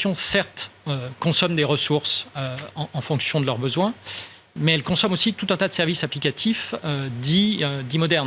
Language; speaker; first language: French; native; French